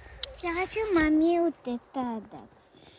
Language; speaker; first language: Russian; early bilingual, heritage; Russian